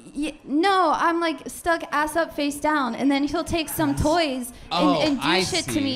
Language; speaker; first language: English; native; English